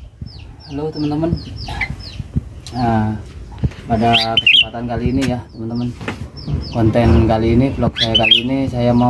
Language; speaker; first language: Indonesian; non-native, local second language; Madurese